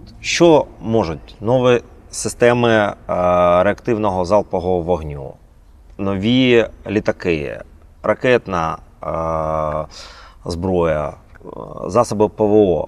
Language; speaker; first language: Ukrainian; native; Ukrainian